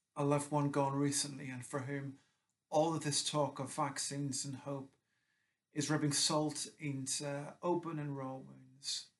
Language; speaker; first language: English; native; English